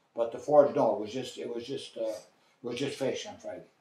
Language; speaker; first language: English; native; English